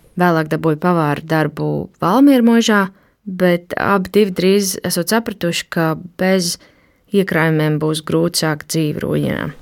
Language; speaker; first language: Latvian; native; Latvian